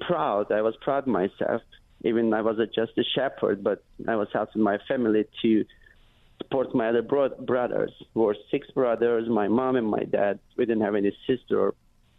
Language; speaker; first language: English; non-native, fluent; Turkish